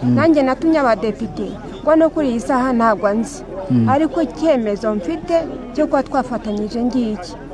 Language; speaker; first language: Kinyarwanda; early bilingual, heritage; Kinyarwanda